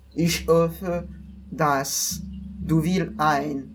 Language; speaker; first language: German; non-native, learner; French